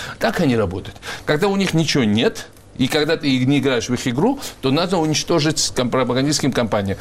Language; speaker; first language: Russian; non-native, local second language; Georgian